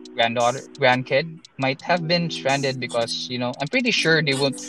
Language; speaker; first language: English; non-native, local second language; Cebuano